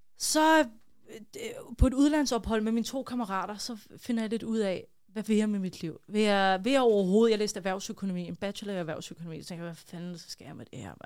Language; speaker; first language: Danish; early bilingual, other home language; Arabic